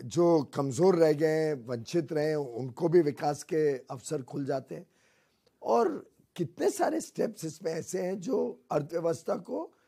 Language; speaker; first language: Hindi; native; Hindi